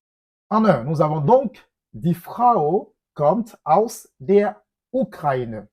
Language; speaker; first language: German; non-native, fluent; French